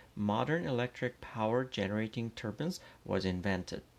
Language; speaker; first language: English; non-native, fluent; Persian